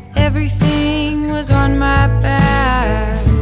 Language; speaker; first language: English; native; English